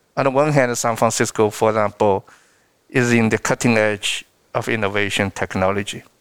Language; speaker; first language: English; non-native, fluent; Chinese